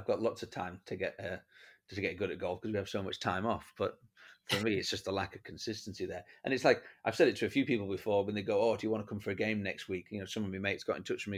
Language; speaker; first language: English; native; English